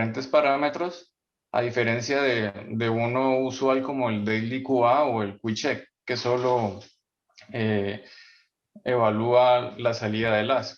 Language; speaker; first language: Spanish; native; Spanish